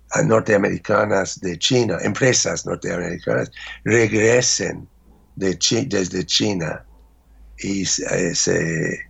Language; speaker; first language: Spanish; non-native, fluent; English